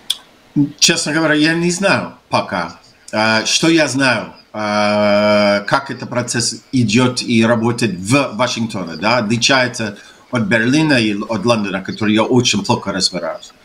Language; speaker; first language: Russian; non-native, fluent; English